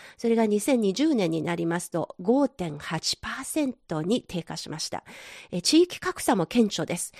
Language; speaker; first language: Japanese; non-native, fluent; Chinese